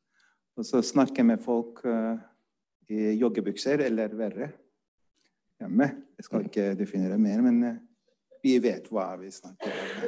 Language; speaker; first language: Norwegian; non-native, fluent; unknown